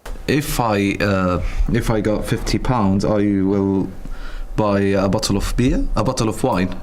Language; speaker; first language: English; non-native, learner; Italian